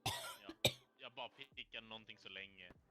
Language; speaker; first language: Swedish; native; Swedish